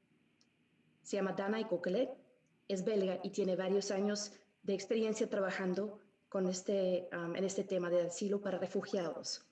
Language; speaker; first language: Spanish; non-native, fluent; Dutch